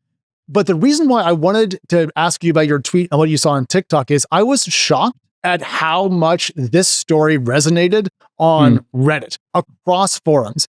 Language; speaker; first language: English; native; English